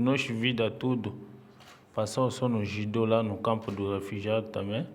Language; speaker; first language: Portuguese; non-native, learner; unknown